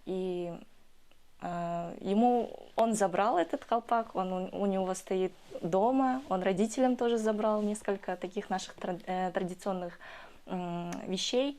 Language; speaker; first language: Russian; early bilingual, other home language; Kyrgyz